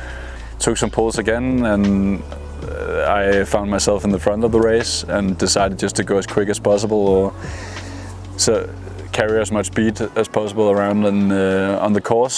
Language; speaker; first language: English; non-native, fluent; Danish